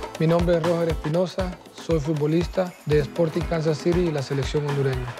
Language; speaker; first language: Spanish; native; Spanish